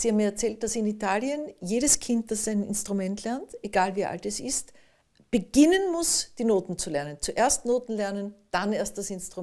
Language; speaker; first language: German; native; German